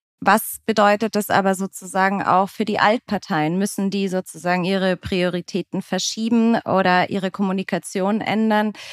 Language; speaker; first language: German; native; German